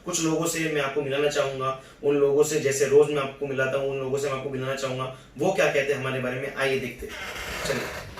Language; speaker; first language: Hindi; native; Hindi